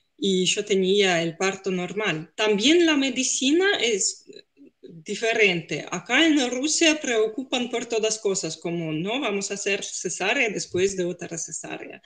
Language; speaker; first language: Spanish; non-native, fluent; Russian